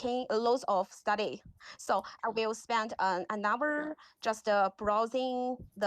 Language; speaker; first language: English; non-native, learner; Chinese